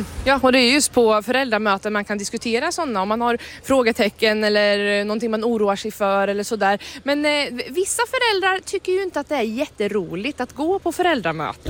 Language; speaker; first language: Swedish; native; Swedish